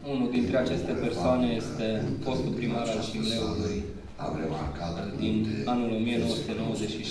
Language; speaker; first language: Romanian; native; Romanian